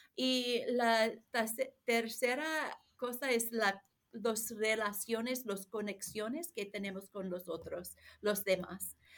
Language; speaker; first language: Spanish; non-native, learner; English